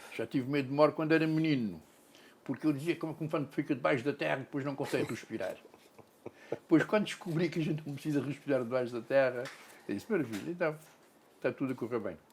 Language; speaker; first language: Portuguese; non-native, local second language; Kabuverdianu